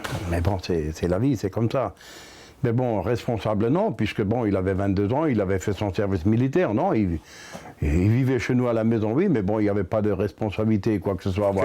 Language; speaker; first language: French; native; French